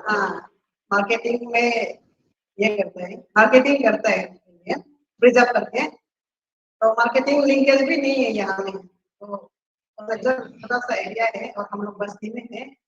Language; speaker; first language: Hindi; non-native, local second language; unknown